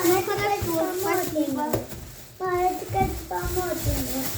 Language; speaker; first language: Russian; early bilingual, other home language; Armenian